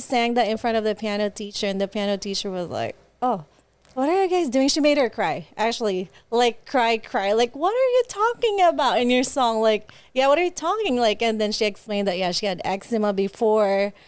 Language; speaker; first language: English; non-native, local second language; Hiligaynon